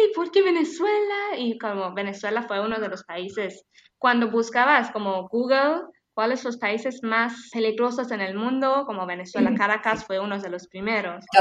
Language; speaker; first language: Spanish; non-native, fluent; Persian